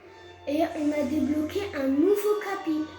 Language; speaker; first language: French; native; French